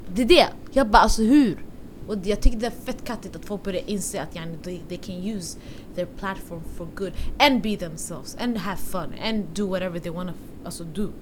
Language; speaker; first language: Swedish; early bilingual, other home language; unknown